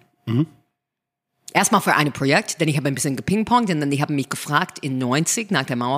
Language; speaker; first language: German; non-native, fluent; English